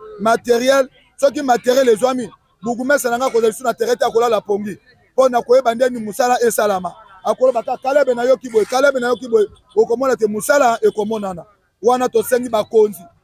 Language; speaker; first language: Lingala; native; Lingala